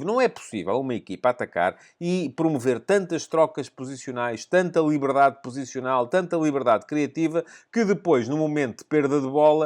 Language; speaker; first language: Portuguese; native; Portuguese